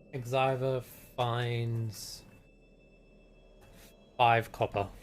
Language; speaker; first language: English; native; English